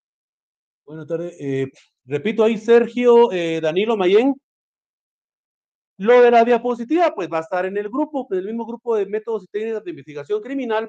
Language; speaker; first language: Spanish; native; Spanish